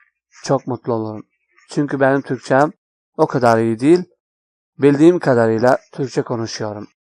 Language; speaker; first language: Turkish; non-native, fluent; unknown